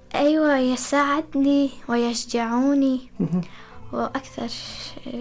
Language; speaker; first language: Arabic; non-native, learner; Persian